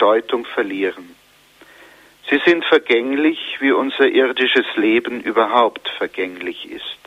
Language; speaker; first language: German; native; German